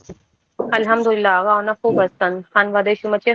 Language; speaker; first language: Persian; non-native, learner; Urdu